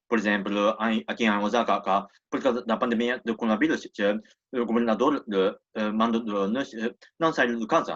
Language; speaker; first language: Portuguese; non-native, learner; Japanese